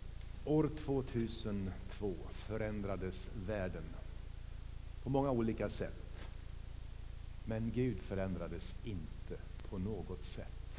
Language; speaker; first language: Swedish; native; Swedish